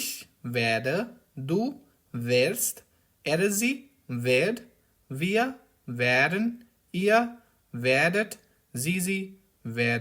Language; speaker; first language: German; non-native, learner; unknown